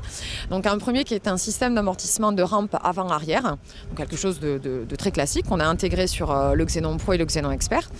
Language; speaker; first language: French; native; French